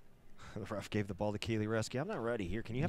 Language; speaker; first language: English; native; English